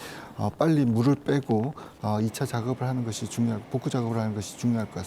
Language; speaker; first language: Korean; native; Korean